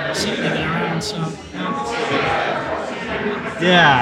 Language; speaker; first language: English; native; English